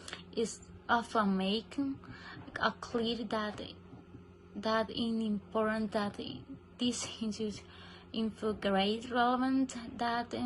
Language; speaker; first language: English; non-native, learner; Spanish